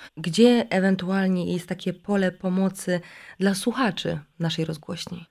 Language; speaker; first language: Polish; native; Polish